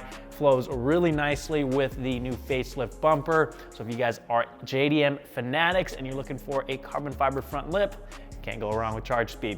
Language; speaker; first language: English; native; English